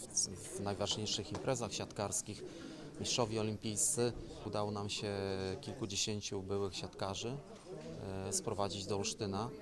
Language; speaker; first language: Polish; native; Polish